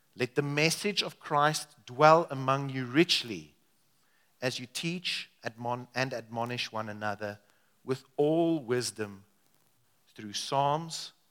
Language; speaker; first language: English; non-native, local second language; Afrikaans